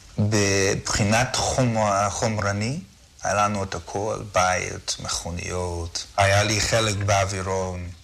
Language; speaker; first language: Hebrew; non-native, fluent; English